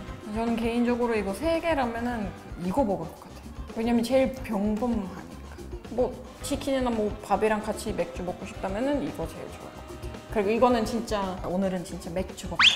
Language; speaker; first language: Korean; non-native, fluent; Estonian